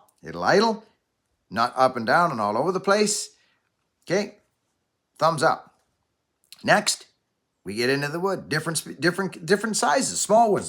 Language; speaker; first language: English; native; English